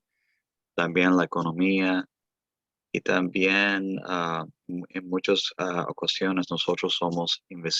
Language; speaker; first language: Spanish; early bilingual, heritage; Spanish